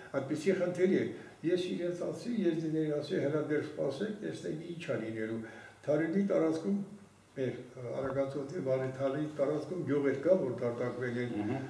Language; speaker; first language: Armenian; non-native, local second language; Kurdish